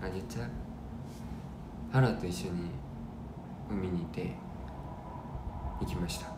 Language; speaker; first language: Japanese; non-native, fluent; Korean